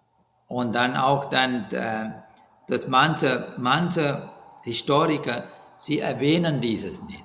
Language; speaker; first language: German; non-native, learner; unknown